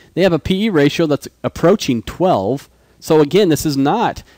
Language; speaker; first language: English; native; English